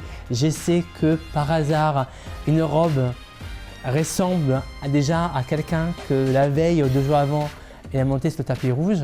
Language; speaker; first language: French; non-native, fluent; Italian